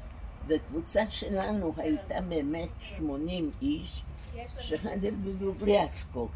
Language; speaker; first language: Hebrew; non-native, fluent; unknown